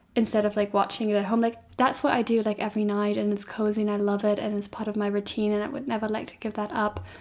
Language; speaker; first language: English; non-native, fluent; German